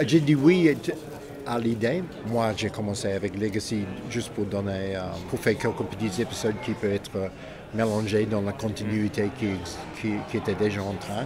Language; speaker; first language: French; non-native, fluent; English